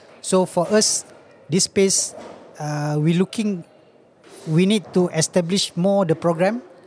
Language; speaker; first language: English; non-native, local second language; Malay